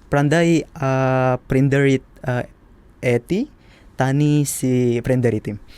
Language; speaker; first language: Albanian; non-native, learner; Indonesian